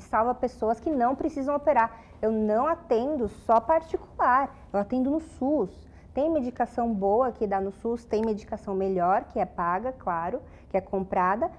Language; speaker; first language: Portuguese; native; Portuguese